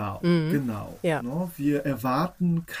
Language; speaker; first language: German; non-native, fluent; Polish